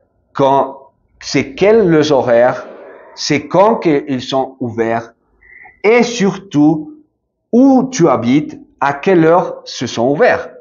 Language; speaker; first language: French; non-native, fluent; Spanish